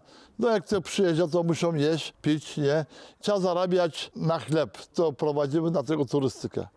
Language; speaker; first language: Polish; early bilingual, heritage; Polish